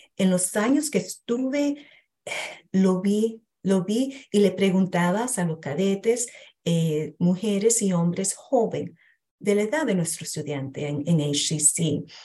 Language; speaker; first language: Spanish; early bilingual, heritage; Spanish